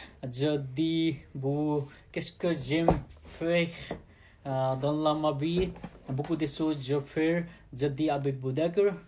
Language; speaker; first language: French; non-native, learner; Nepali